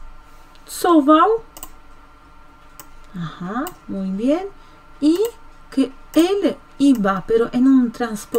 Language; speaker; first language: Spanish; non-native, fluent; Polish